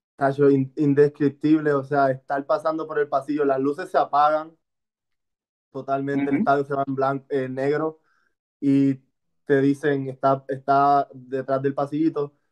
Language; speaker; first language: Spanish; native; Spanish